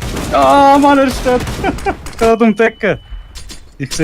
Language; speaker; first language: German; native; German